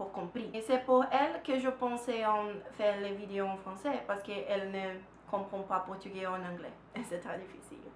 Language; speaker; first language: French; non-native, learner; Portuguese